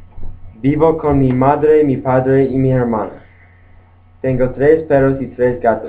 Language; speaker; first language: Spanish; non-native, learner; English